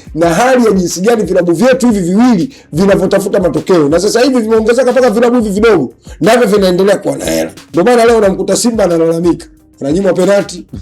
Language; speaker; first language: Swahili; native; Swahili